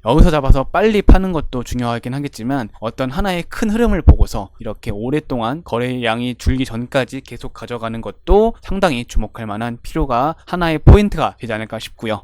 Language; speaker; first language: Korean; native; Korean